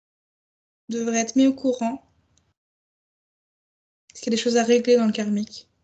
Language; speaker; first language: French; native; French